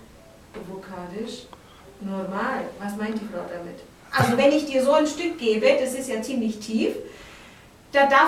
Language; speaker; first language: German; native; German